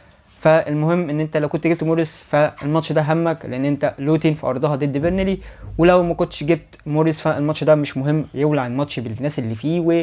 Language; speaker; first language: Arabic; native; Arabic